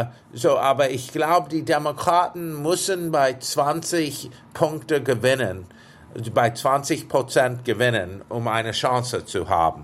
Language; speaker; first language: German; non-native, fluent; English